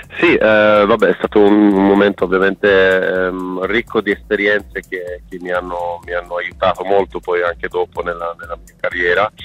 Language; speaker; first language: Italian; non-native, fluent; Luxembourgish